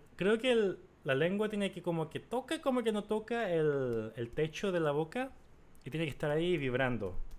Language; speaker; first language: Spanish; non-native, fluent; Korean